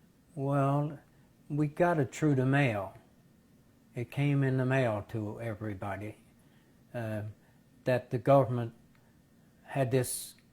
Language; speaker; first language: English; native; English